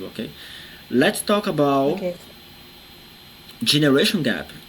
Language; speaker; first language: English; non-native, fluent; Portuguese